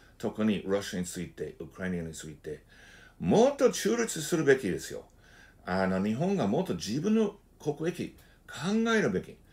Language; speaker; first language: Japanese; non-native, fluent; English